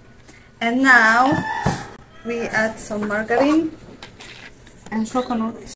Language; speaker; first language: English; non-native, learner; Polish